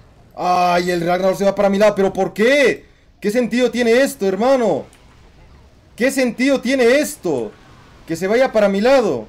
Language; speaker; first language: Spanish; native; Spanish